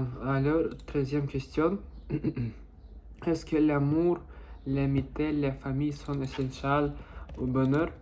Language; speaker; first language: French; non-native, learner; Russian